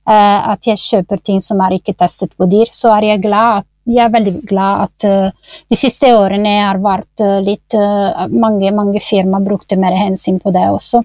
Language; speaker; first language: Norwegian; non-native, fluent; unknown